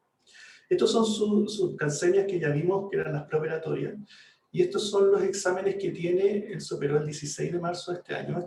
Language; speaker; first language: Spanish; native; Spanish